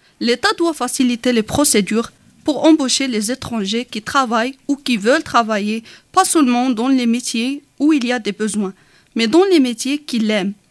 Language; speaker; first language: French; non-native, local second language; Arabic